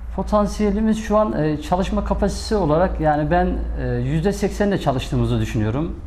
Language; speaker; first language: Turkish; native; Turkish